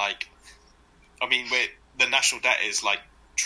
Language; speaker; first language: English; native; English